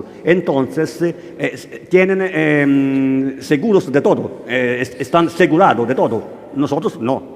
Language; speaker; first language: Spanish; non-native, learner; Italian